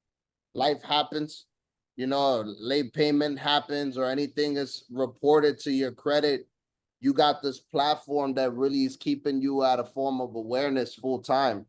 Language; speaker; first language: English; native; English